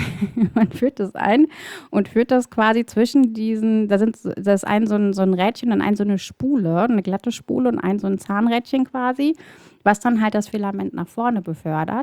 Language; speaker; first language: German; native; German